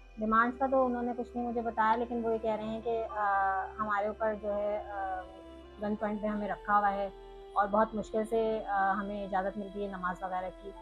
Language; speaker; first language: Urdu; native; Urdu